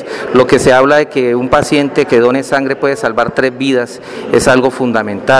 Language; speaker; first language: Spanish; native; Spanish